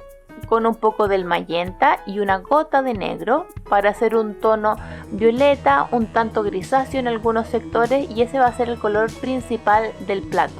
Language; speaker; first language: Spanish; native; Spanish